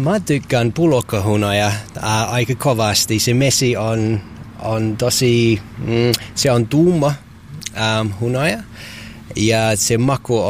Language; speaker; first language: Finnish; non-native, learner; English